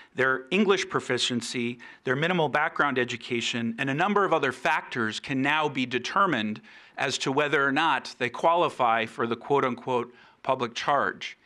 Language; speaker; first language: English; early bilingual, other home language; Spanish